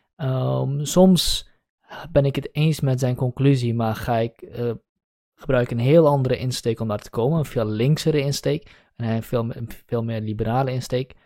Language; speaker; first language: Dutch; early bilingual, other home language; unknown